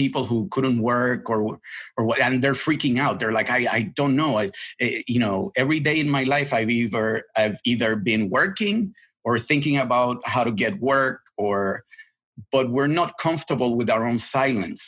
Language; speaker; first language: English; non-native, fluent; Spanish